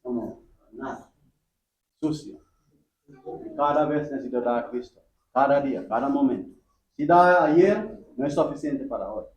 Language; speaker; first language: Spanish; non-native, learner; English